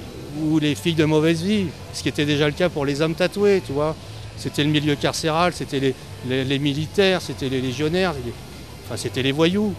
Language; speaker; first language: French; native; French